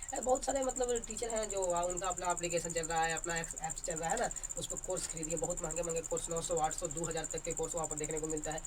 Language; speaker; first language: Hindi; native; Hindi